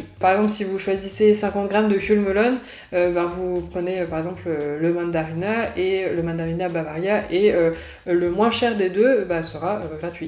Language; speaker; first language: French; native; French